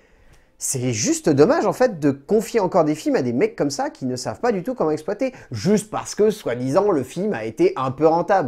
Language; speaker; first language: French; native; French